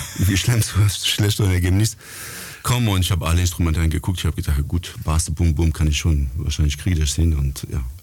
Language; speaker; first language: German; non-native, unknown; French